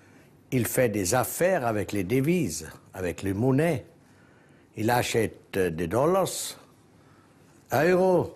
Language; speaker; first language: French; non-native, local second language; German